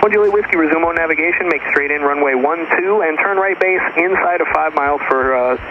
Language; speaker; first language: English; native; English